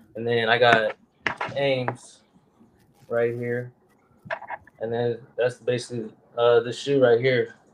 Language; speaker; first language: English; native; English